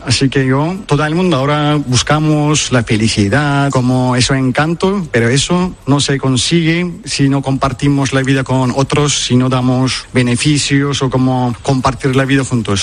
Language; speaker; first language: Spanish; non-native, fluent; Turkish